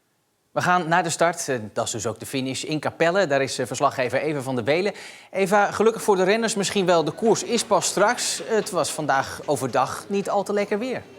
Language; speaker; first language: Dutch; native; Dutch